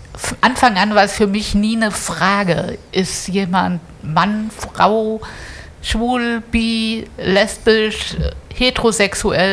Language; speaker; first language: German; native; German